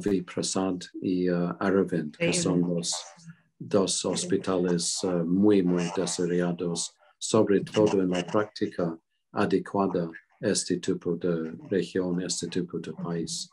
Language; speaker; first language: Spanish; non-native, fluent; English